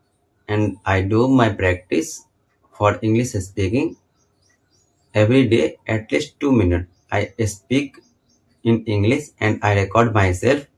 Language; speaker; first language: English; non-native, learner; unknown